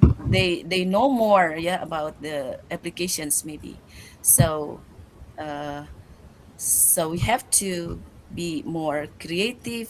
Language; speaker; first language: English; non-native, learner; Indonesian